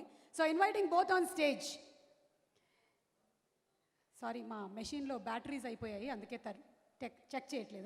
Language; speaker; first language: Telugu; native; Telugu